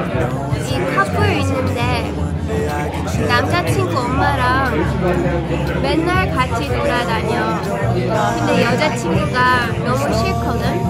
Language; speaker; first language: Korean; early bilingual, heritage; Korean